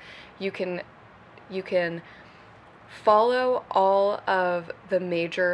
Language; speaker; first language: English; native; English